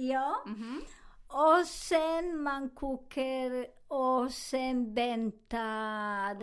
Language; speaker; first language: Swedish; non-native, learner; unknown